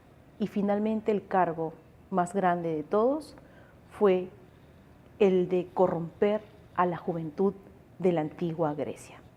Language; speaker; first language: Spanish; native; Spanish